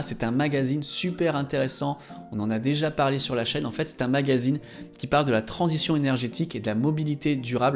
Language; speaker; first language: French; native; French